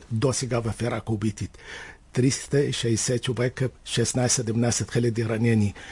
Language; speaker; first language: Bulgarian; non-native, fluent; Arabic